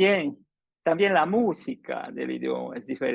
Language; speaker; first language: Spanish; non-native, fluent; English